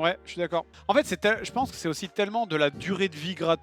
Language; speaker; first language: French; native; French